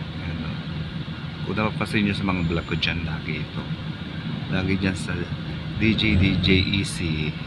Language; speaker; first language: Filipino; native; Filipino